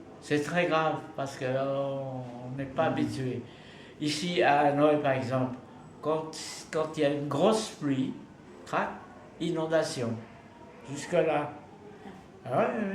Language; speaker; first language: French; non-native, fluent; Vietnamese